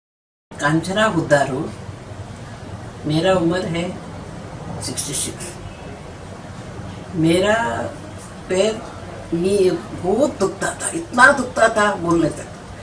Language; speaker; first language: Hindi; non-native, local second language; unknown